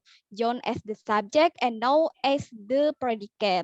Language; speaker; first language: English; non-native, learner; Indonesian